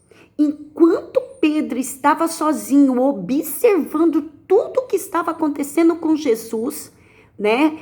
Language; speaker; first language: Portuguese; native; Portuguese